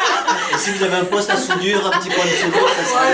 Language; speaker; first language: French; native; French